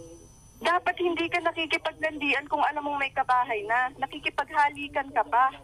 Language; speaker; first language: Filipino; native; Filipino